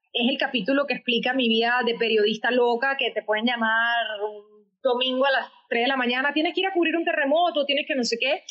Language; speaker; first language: Spanish; native; Spanish